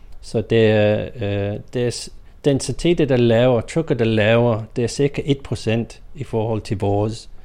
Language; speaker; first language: Danish; non-native, fluent; English